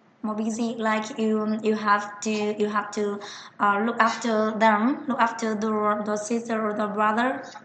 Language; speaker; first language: English; non-native, fluent; Vietnamese